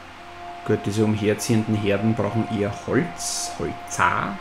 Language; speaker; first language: German; native; German